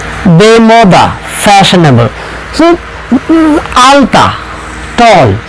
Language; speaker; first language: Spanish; non-native, fluent; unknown